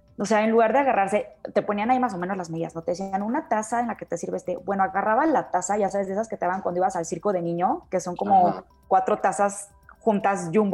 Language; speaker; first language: Spanish; native; Spanish